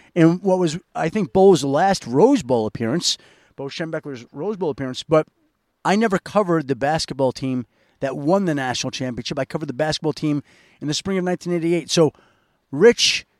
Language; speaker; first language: English; native; English